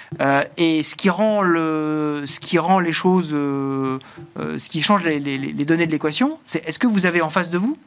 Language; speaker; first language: French; native; French